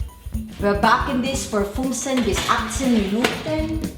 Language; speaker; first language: German; non-native, learner; Filipino